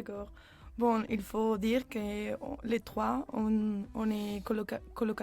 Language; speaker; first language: French; non-native, learner; Spanish